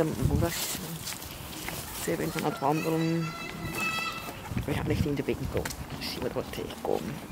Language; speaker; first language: Dutch; native; Dutch